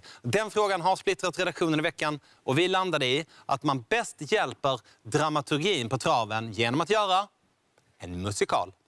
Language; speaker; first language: Swedish; native; Swedish